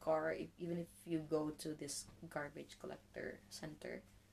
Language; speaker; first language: English; non-native, local second language; Cebuano